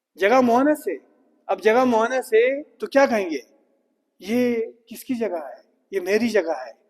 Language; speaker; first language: Urdu; non-native, local second language; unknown